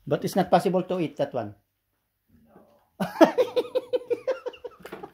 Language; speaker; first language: English; non-native, local second language; Filipino